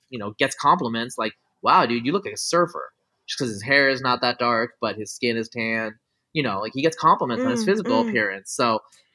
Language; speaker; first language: English; early bilingual, other home language; Bangla